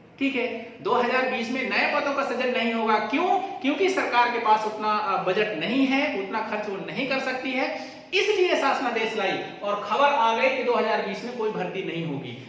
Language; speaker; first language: Hindi; native; Hindi